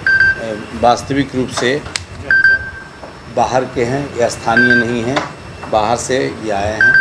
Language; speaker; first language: Hindi; native; Hindi